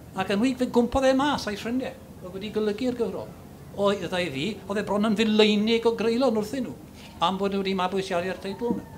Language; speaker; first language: Welsh; native; Welsh